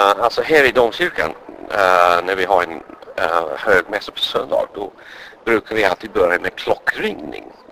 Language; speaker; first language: Swedish; non-native, fluent; English